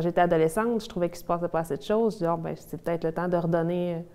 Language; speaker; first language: French; native; French